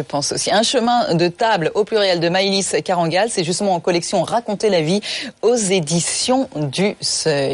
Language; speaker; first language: French; native; French